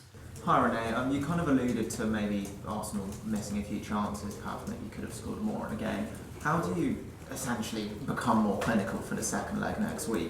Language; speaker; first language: English; native; English